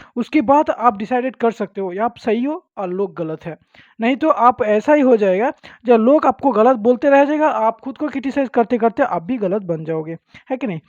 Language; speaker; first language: Hindi; non-native, local second language; Bangla